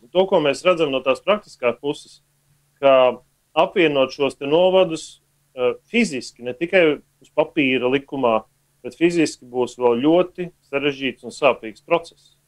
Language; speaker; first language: Latvian; native; Latvian